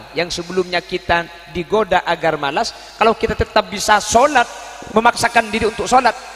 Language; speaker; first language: Indonesian; non-native, local second language; Madurese